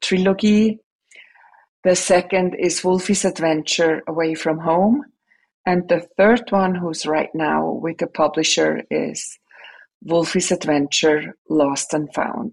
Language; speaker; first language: English; non-native, fluent; Swiss German